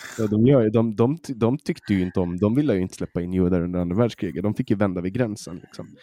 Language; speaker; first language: Swedish; native; Swedish